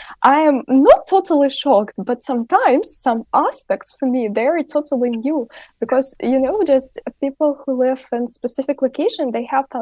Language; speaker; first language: English; non-native, fluent; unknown